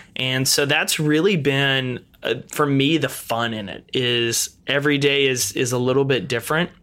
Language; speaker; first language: English; native; English